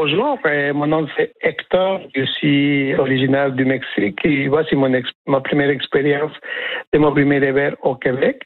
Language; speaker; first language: French; non-native, fluent; Spanish